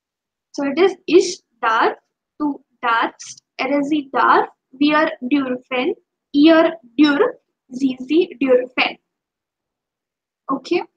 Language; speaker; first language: German; non-native, fluent; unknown